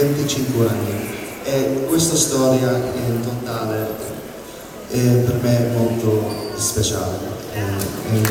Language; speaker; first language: Italian; non-native, learner; English